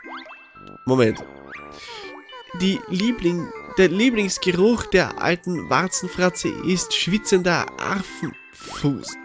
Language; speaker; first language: German; native; German